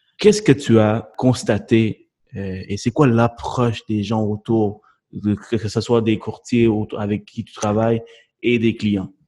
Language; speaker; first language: French; native; French